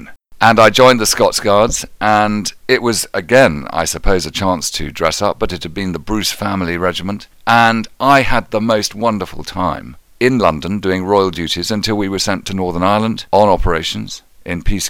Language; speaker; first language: English; native; English